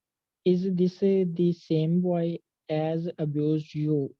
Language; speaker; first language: English; non-native, learner; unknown